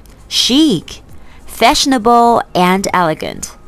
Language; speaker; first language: English; non-native, fluent; Chinese